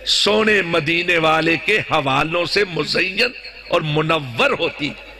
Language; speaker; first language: Urdu; non-native, local second language; Punjabi